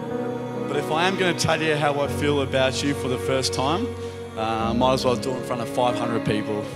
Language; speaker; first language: English; native; English